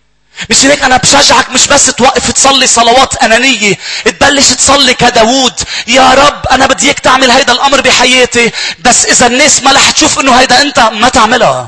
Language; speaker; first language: Arabic; native; Arabic